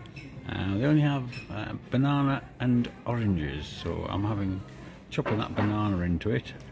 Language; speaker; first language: English; native; English